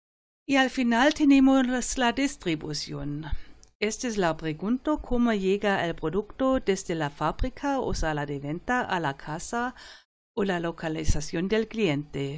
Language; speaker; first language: Spanish; non-native, fluent; German